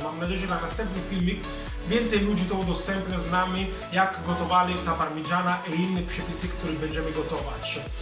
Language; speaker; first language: Polish; non-native, learner; Italian